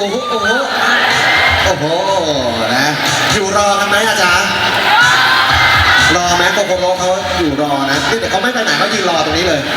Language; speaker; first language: Thai; native; Thai